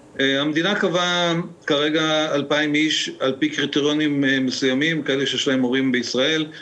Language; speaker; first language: Hebrew; native; Hebrew